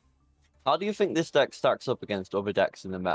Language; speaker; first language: English; native; English